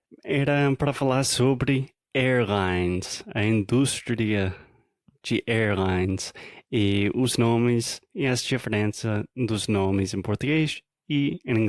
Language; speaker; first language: Portuguese; non-native, fluent; English